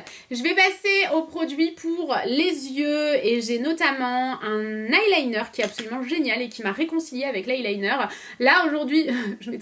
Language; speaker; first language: French; native; French